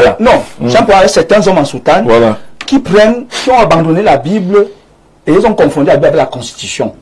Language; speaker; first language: French; native; French